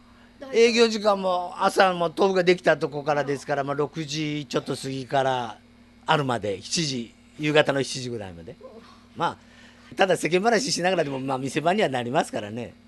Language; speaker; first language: Japanese; native; Japanese